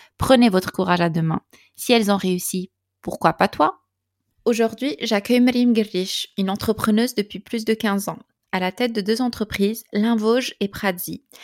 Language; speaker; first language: French; native; French